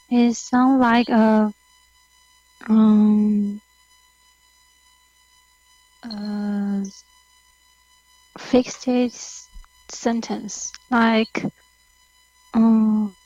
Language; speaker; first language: English; non-native, learner; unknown